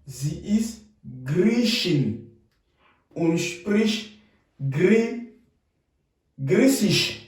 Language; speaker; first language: German; non-native, fluent; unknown